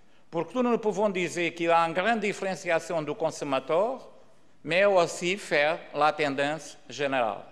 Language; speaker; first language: French; non-native, learner; Portuguese